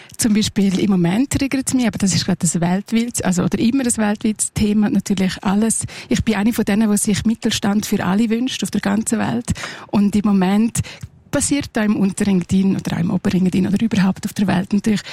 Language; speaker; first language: German; non-native, local second language; Romansh